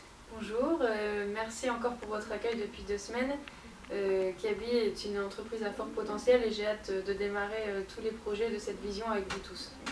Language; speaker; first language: French; native; French